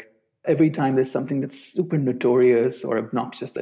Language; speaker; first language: English; non-native, local second language; Urdu